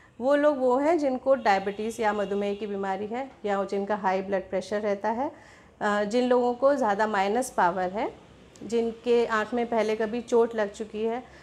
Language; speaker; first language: Hindi; native; Hindi